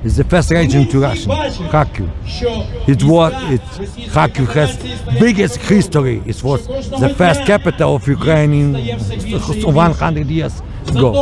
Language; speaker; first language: English; non-native, learner; Ukrainian